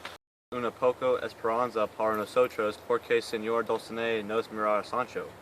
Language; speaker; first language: Spanish; non-native, learner; English